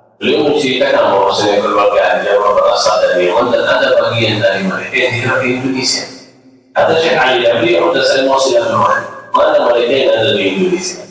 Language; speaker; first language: Indonesian; non-native, fluent; Arabic